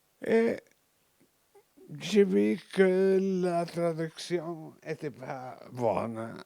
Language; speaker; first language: French; non-native, learner; Catalan